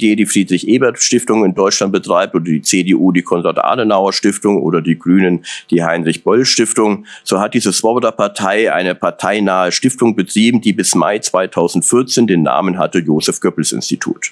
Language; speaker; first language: German; native; German